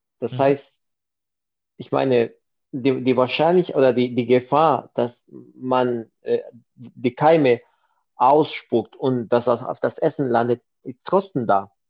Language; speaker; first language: German; non-native, fluent; Spanish